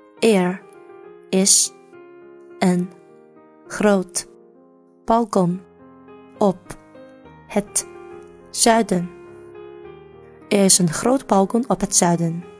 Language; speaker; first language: Dutch; non-native, learner; Chinese